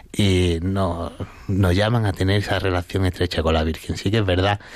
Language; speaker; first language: Spanish; native; Spanish